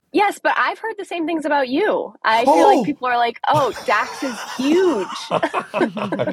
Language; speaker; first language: English; native; English